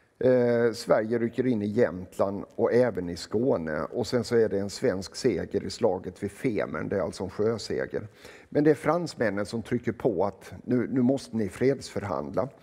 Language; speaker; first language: Swedish; native; Swedish